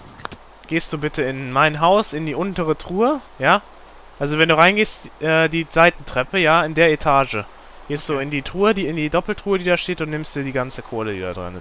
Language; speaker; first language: German; native; German